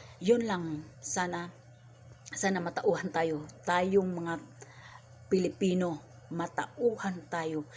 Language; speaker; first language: Filipino; non-native, local second language; Waray